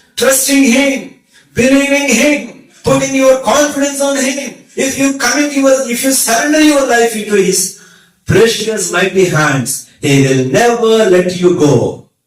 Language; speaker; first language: English; non-native, local second language; Telugu